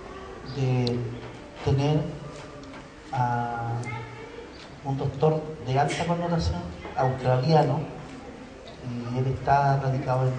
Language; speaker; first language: Spanish; native; Spanish